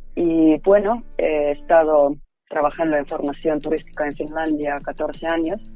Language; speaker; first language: Spanish; non-native, fluent; Finnish